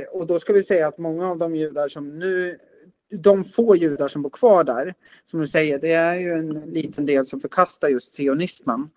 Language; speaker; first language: Swedish; native; Swedish